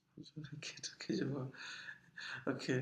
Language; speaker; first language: French; non-native, fluent; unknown